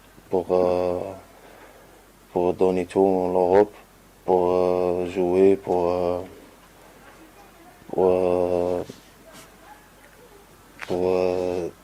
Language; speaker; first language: French; non-native, learner; Arabic